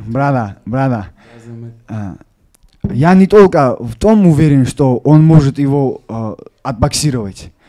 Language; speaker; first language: Russian; non-native, fluent; Georgian